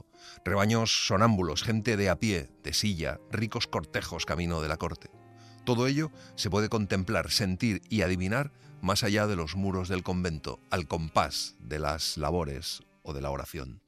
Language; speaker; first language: Spanish; native; Spanish